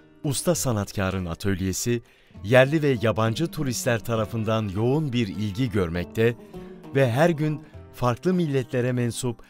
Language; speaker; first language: Turkish; native; Turkish